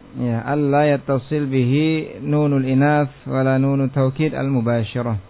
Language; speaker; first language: Arabic; non-native, fluent; Indonesian